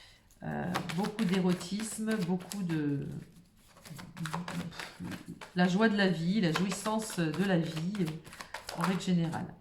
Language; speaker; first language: French; native; French